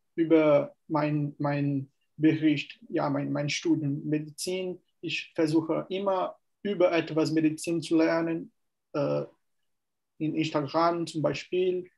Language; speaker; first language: German; non-native, fluent; Portuguese